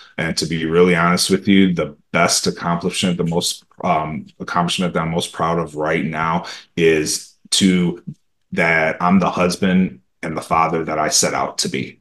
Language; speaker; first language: English; early bilingual, other home language; Romanian